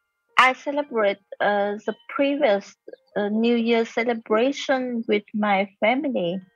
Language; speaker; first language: English; non-native, learner; Vietnamese